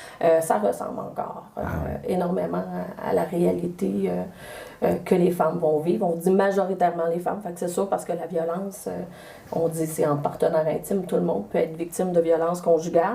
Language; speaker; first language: French; native; French